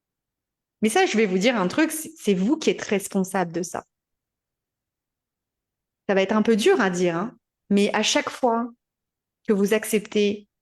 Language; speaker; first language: French; native; French